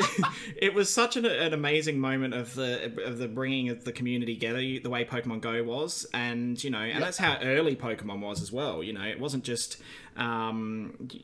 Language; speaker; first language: English; native; English